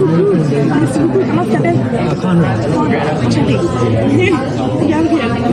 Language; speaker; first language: French; native; French